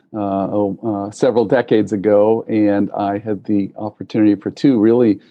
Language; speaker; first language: English; native; English